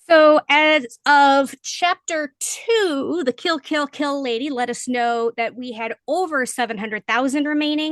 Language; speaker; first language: English; native; English